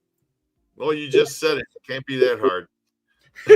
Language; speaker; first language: English; native; English